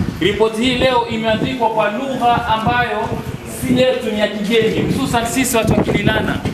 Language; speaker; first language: Swahili; native; Swahili